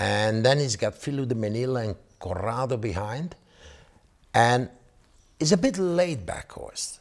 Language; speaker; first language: English; non-native, fluent; Dutch